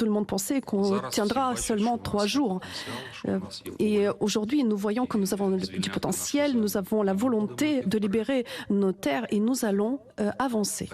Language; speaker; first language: French; non-native, fluent; Ukrainian